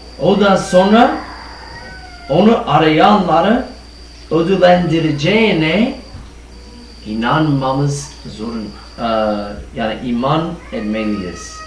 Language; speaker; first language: Turkish; non-native, fluent; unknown